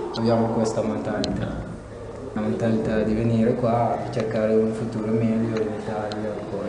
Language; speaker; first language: Italian; non-native, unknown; Wolof